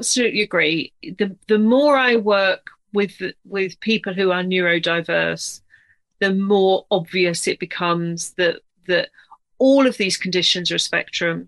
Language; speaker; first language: English; native; English